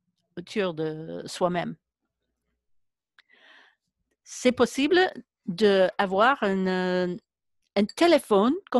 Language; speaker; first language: French; non-native, learner; English